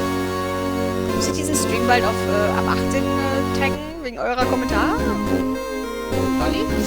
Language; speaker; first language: German; native; German